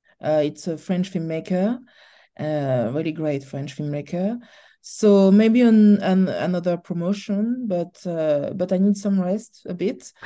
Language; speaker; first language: English; non-native, learner; French